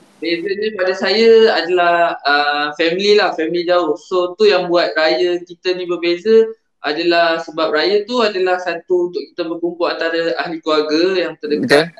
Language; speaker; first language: Malay; native; Malay